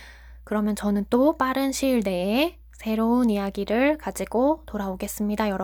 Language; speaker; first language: Korean; non-native, fluent; Japanese